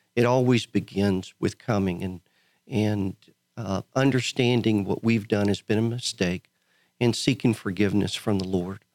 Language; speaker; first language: English; native; English